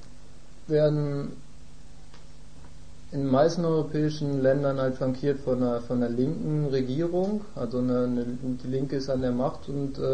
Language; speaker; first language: German; native; German